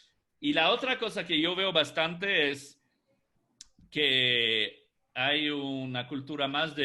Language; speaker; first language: Spanish; non-native, fluent; English